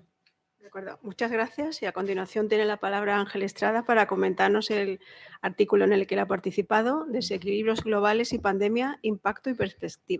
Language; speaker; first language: Spanish; native; Spanish